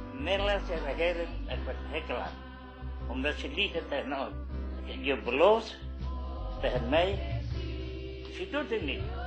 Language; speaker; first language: Dutch; non-native, learner; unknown